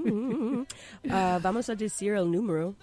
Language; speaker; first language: Spanish; non-native, fluent; English